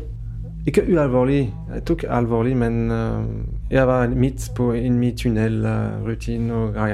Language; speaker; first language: Norwegian; non-native, fluent; French